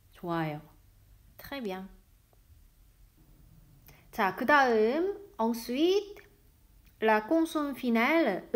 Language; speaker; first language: French; non-native, fluent; Korean